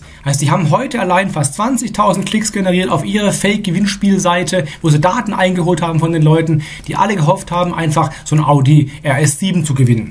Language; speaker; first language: German; native; German